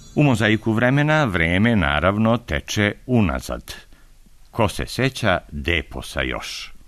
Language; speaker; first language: Serbian; native; Serbian